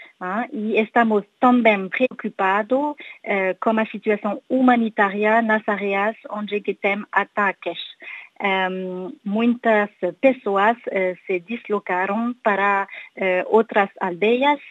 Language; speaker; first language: Portuguese; non-native, learner; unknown